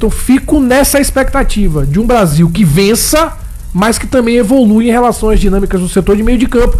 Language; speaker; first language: Portuguese; native; Portuguese